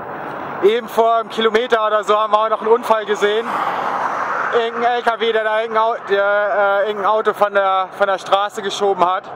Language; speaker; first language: German; native; German